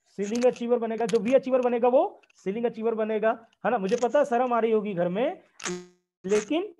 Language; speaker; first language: Hindi; native; Hindi